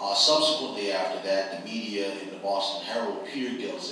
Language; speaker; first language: English; native; English